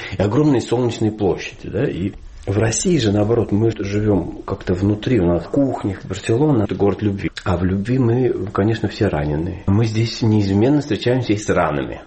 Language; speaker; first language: Russian; native; Russian